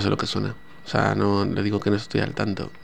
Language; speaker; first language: Spanish; native; Spanish